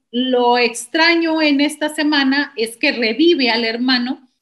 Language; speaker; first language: Spanish; native; Spanish